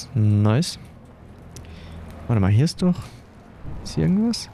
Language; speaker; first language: German; native; German